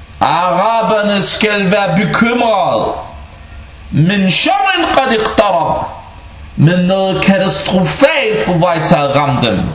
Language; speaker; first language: Danish; early bilingual, other home language; Bosnian